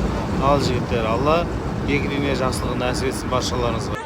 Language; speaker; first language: Kazakh; native; Kazakh